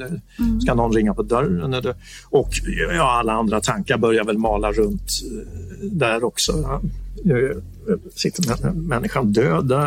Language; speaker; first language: Swedish; native; Swedish